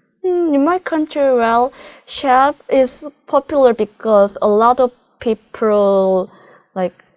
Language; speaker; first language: English; non-native, learner; Korean